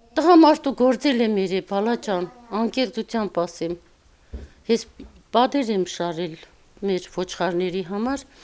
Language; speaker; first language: Armenian; non-native, local second language; Kurdish